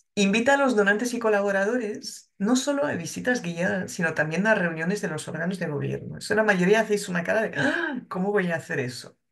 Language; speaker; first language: Spanish; non-native, fluent; French